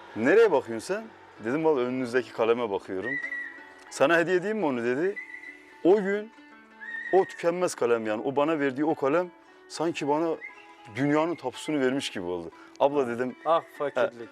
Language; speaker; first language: Turkish; native; Turkish